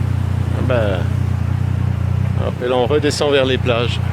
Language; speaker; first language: French; native; French